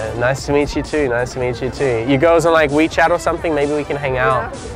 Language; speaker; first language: English; native; English